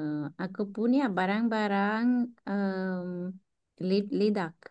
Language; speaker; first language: Indonesian; non-native, learner; English